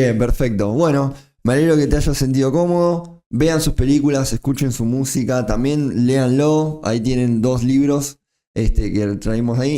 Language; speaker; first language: Spanish; native; Spanish